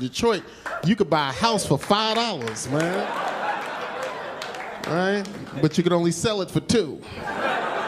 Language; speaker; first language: English; native; English